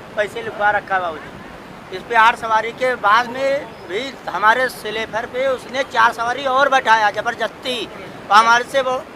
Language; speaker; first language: Hindi; native; Hindi